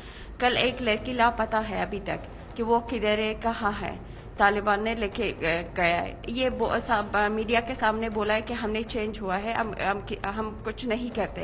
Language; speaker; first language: Hindi; non-native, learner; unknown